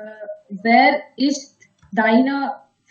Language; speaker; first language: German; non-native, learner; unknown